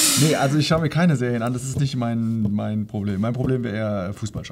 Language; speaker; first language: German; native; German